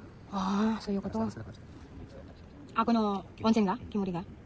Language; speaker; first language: Japanese; non-native, learner; Filipino